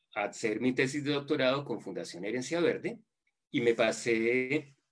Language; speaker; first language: Spanish; native; Spanish